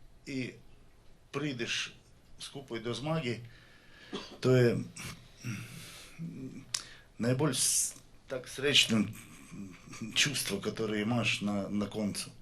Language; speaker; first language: Slovenian; non-native, learner; Russian